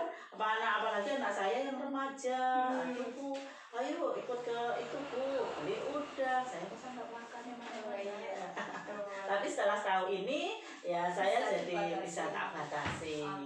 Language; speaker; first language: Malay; non-native, local second language; Javanese